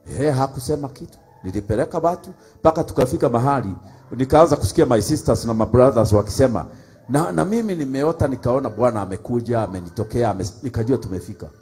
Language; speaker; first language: Swahili; non-native, local second language; Kikuyu